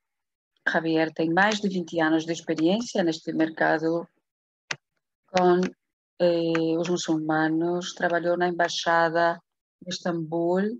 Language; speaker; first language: Spanish; non-native, fluent; Portuguese